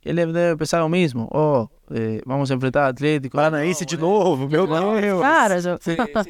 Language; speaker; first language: Portuguese; non-native, learner; Spanish